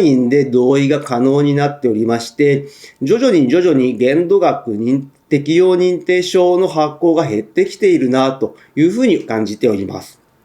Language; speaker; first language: Japanese; native; Japanese